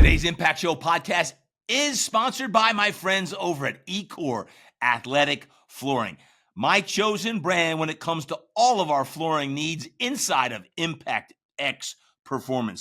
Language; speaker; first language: English; native; English